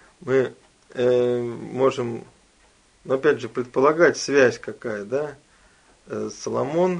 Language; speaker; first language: Russian; native; Russian